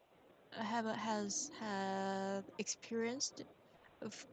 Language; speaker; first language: English; non-native, learner; Korean